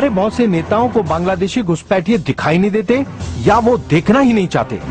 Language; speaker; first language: Hindi; native; Hindi